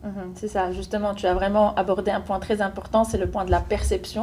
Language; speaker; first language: French; native; French